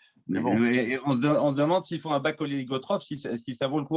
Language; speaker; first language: French; native; French